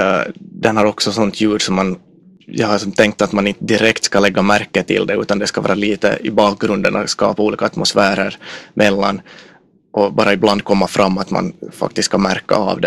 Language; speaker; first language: Swedish; native; Swedish